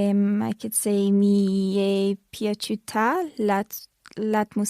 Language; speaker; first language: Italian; non-native, learner; English